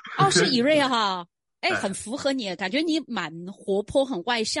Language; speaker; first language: Chinese; native; Chinese